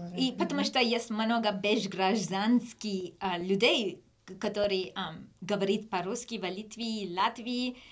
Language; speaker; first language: Russian; non-native, learner; English